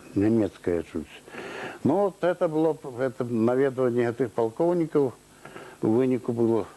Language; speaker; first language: Russian; non-native, local second language; Belarusian